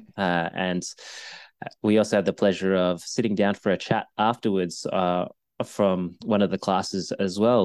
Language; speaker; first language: English; native; English